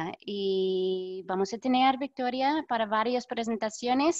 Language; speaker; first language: Spanish; non-native, fluent; English